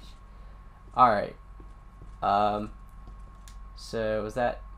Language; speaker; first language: English; native; English